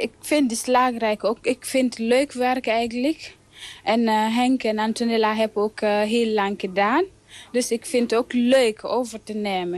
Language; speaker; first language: Dutch; non-native, learner; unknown